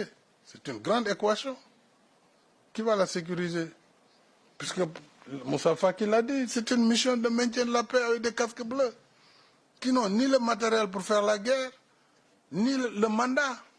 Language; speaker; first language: French; non-native, local second language; Wolof